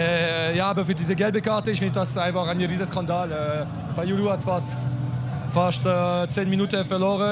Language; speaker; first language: German; non-native, learner; French